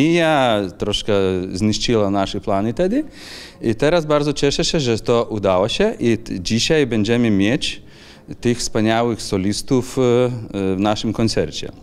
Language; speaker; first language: Polish; non-native, fluent; Lithuanian